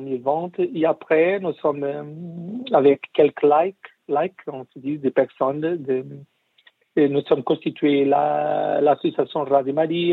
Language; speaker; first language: French; non-native, learner; Portuguese